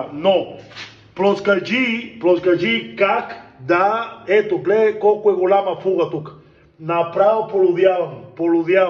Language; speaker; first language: Bulgarian; non-native, learner; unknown